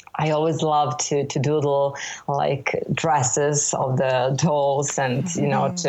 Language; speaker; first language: English; non-native, fluent; Serbian